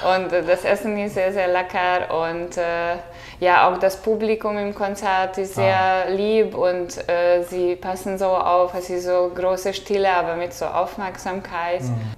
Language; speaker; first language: German; non-native, fluent; Hungarian